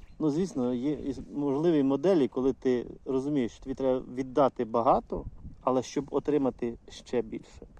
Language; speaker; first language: Ukrainian; non-native, local second language; Russian